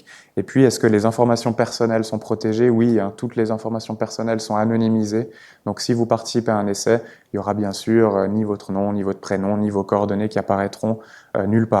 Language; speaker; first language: French; native; French